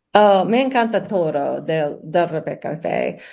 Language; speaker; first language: Spanish; non-native, learner; English